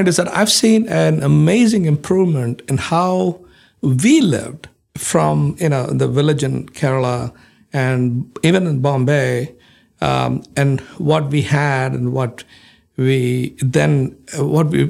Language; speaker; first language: English; non-native, local second language; Malayalam